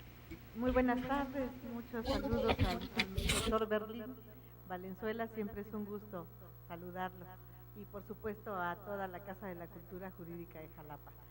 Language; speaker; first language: Spanish; native; Spanish